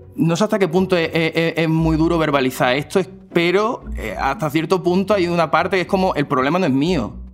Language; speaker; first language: Spanish; native; Spanish